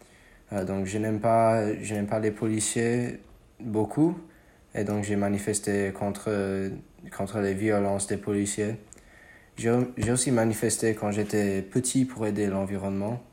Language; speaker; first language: French; non-native, fluent; English